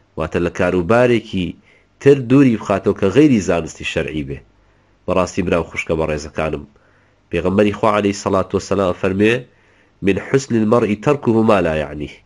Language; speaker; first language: Central Kurdish; native; Central Kurdish